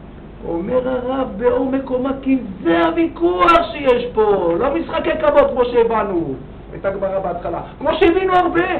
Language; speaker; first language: Hebrew; native; Hebrew